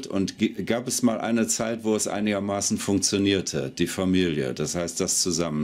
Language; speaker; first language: German; native; German